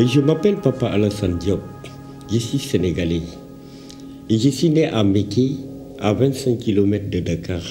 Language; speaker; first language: French; non-native, local second language; Wolof